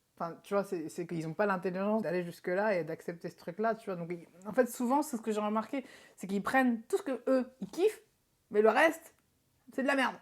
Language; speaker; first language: French; early bilingual, other home language; Japanese